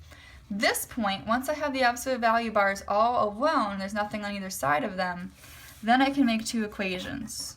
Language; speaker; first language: English; native; English